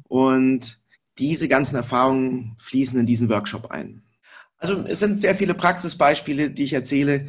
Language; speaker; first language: German; native; German